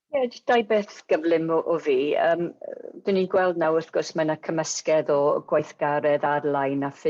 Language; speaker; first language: Welsh; non-native, local second language; English